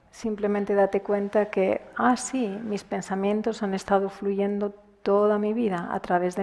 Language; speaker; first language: Spanish; native; Spanish